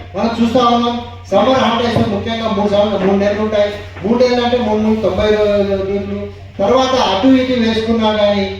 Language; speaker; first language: Telugu; non-native, local second language; Lambadi